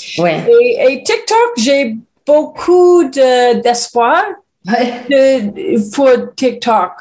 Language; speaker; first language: French; non-native, learner; English